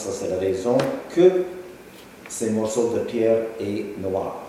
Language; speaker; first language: French; non-native, local second language; English